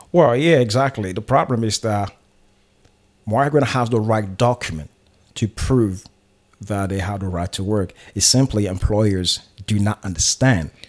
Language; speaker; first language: English; non-native, fluent; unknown